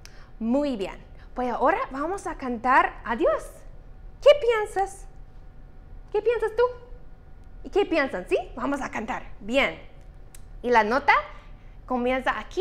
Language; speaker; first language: Spanish; non-native, fluent; English